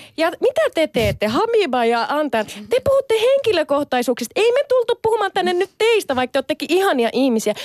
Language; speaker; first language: Finnish; early bilingual, other home language; Sinhala